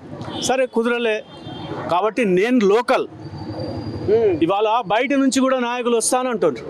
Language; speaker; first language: Telugu; native; Telugu